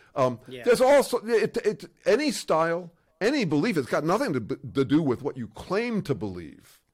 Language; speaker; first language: English; native; English